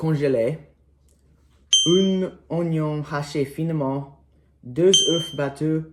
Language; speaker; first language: French; non-native, learner; English